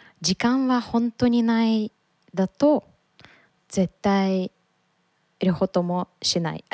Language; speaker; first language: Japanese; non-native, learner; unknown